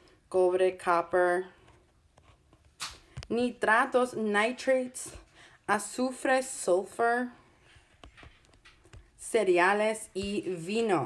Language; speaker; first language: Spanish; non-native, fluent; English